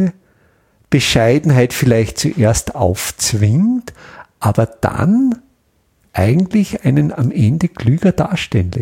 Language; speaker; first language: German; native; German